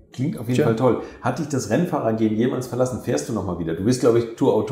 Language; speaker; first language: German; native; German